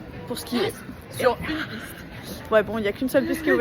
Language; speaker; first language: French; native; French